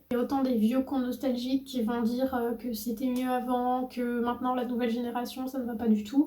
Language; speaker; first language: French; native; French